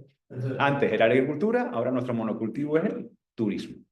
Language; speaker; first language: Spanish; native; Spanish